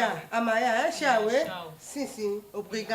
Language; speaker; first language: Portuguese; non-native, learner; Lingala